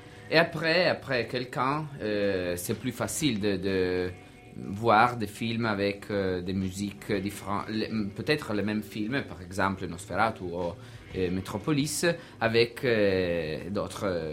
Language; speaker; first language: French; non-native, learner; Italian